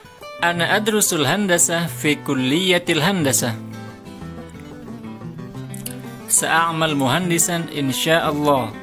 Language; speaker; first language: Arabic; non-native, fluent; Indonesian